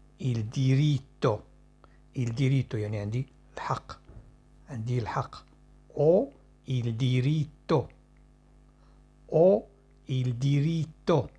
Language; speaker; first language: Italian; non-native, fluent; Arabic